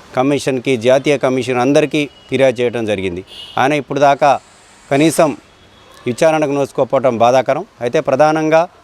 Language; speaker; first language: Telugu; non-native, local second language; Lambadi